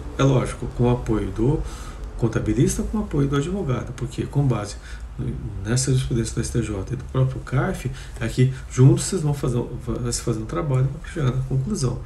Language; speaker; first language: Portuguese; native; Portuguese